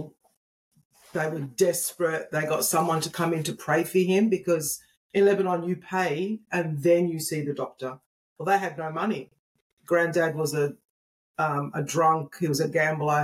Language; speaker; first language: English; native; English